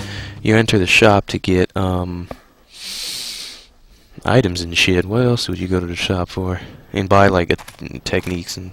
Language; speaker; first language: English; native; English